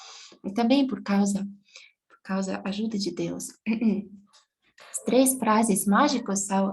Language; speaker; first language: Portuguese; non-native, fluent; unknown